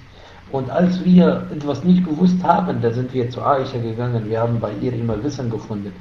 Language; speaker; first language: German; non-native, fluent; Arabic